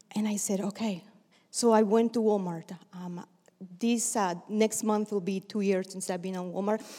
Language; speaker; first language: English; early bilingual, other home language; Spanish